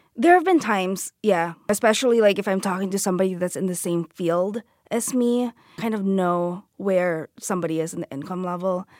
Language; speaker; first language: English; non-native, local second language; Filipino